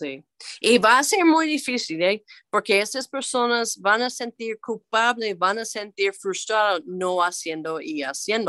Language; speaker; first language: Spanish; non-native, fluent; English